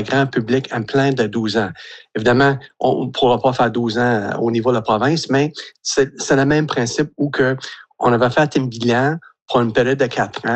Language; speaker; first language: French; native; French